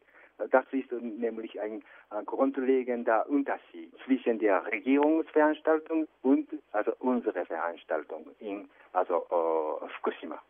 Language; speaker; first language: German; non-native, fluent; Japanese